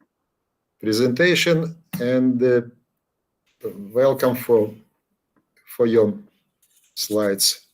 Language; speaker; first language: English; non-native, learner; Ukrainian